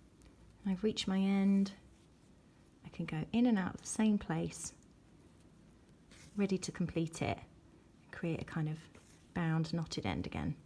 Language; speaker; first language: English; native; English